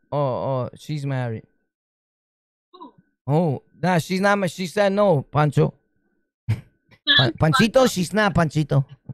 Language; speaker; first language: English; early bilingual, other home language; Spanish